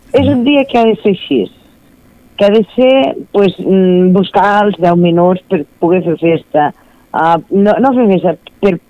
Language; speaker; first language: Catalan; native; Catalan